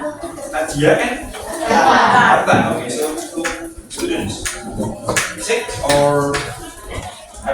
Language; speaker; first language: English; non-native, fluent; Indonesian